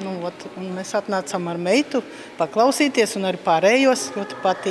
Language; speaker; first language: Latvian; non-native, local second language; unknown